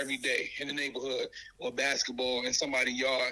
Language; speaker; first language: English; native; English